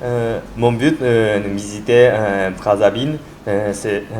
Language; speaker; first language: French; non-native, learner; Japanese